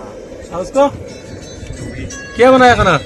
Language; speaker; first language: Hindi; non-native, local second language; Bangla